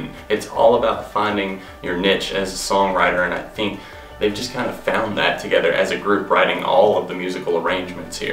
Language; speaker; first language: English; native; English